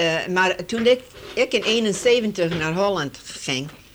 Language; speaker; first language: Dutch; early bilingual, heritage; Dutch